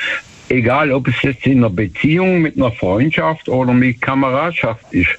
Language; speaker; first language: German; native; German